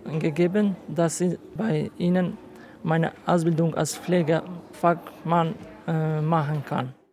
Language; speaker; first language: German; non-native, learner; Albanian